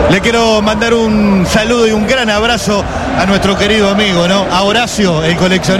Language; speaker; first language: Spanish; native; Spanish